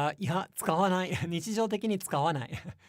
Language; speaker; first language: Japanese; non-native, fluent; English